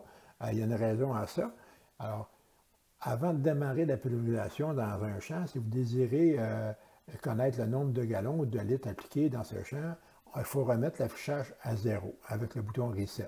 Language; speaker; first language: French; native; French